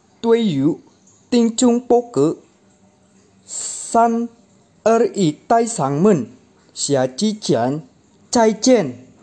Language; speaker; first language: Chinese; non-native, learner; Indonesian